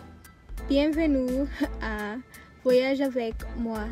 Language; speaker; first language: French; non-native, learner; English